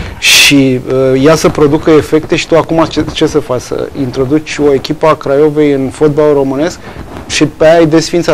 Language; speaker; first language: Romanian; native; Romanian